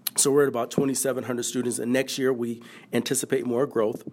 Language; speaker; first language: English; native; English